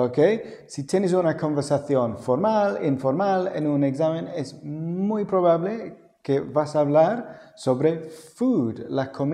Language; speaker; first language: Spanish; non-native, fluent; English